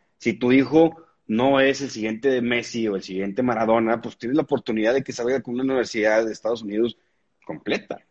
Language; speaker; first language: Spanish; native; Spanish